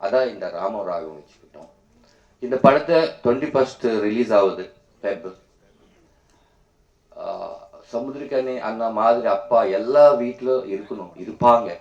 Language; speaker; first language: Tamil; non-native, learner; Telugu